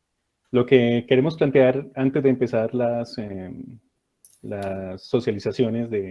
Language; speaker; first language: Spanish; native; Spanish